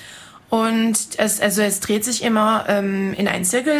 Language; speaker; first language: German; non-native, fluent; French